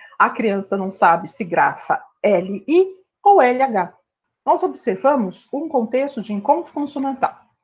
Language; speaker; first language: Portuguese; native; Portuguese